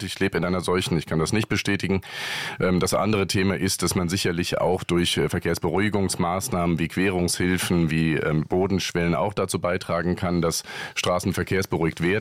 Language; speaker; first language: German; native; German